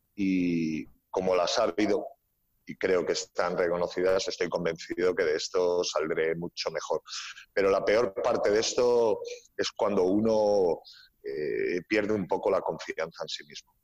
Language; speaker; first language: Spanish; native; Spanish